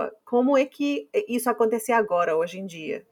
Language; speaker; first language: Portuguese; non-native, fluent; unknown